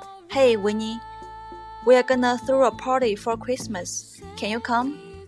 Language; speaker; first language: English; non-native, fluent; Chinese